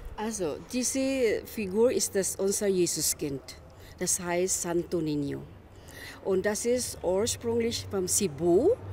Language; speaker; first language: German; non-native, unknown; Filipino